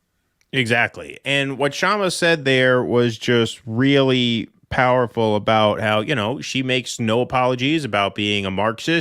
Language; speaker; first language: English; native; English